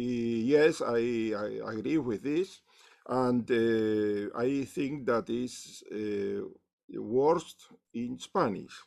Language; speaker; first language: English; non-native, learner; Spanish